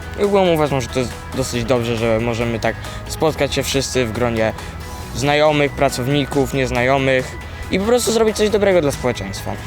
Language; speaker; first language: Polish; early bilingual, heritage; French